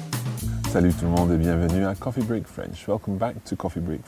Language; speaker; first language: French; non-native, fluent; English